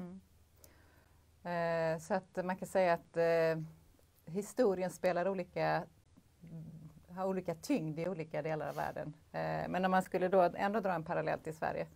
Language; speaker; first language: Swedish; native; Swedish